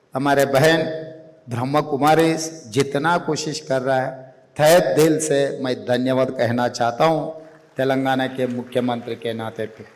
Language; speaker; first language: Hindi; non-native, local second language; Telugu